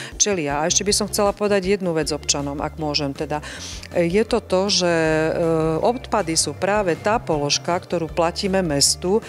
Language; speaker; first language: Slovak; native; Slovak